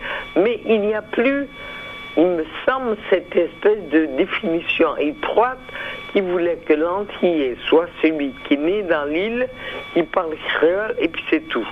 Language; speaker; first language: French; native; French